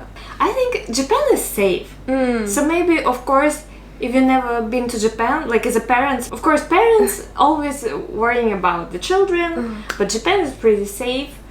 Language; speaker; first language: English; non-native, fluent; Russian